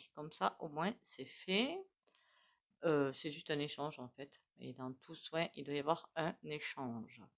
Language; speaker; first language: French; native; French